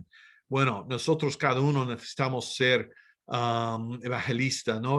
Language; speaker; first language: Spanish; non-native, fluent; English